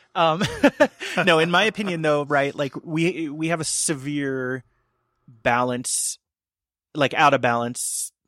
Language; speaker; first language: English; native; English